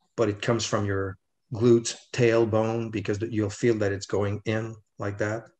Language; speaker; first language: English; non-native, fluent; French